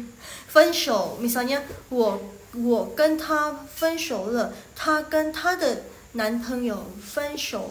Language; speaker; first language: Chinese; non-native, fluent; Indonesian